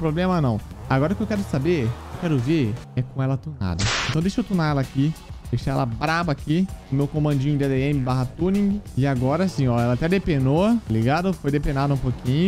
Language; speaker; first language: Portuguese; native; Portuguese